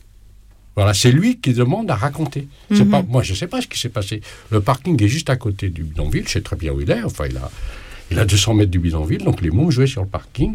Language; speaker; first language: French; early bilingual, other home language; Portuguese